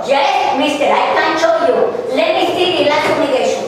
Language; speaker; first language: English; non-native, learner; Spanish